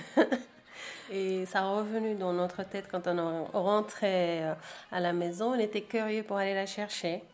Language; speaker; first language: French; non-native, local second language; Arabic